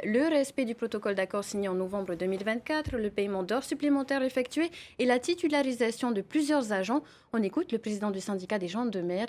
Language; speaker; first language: French; native; French